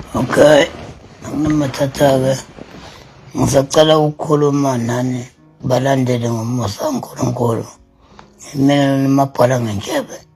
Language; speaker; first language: Zulu; native; Zulu